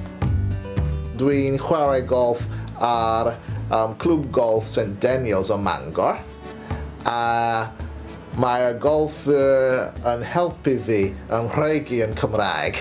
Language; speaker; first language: Welsh; non-native, learner; English